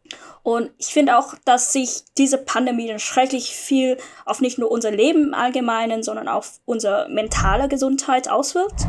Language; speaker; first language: German; non-native, fluent; Vietnamese